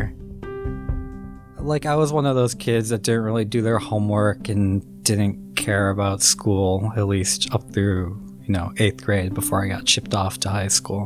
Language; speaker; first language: English; native; English